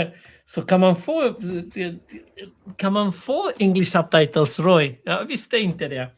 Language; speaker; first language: Swedish; non-native, fluent; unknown